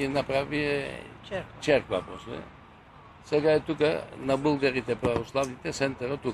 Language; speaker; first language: Bulgarian; early bilingual, heritage; Bulgarian